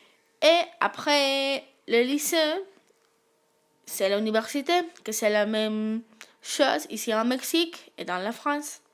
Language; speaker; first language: French; non-native, learner; Spanish